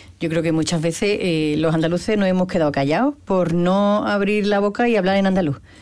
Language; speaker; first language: Spanish; native; Spanish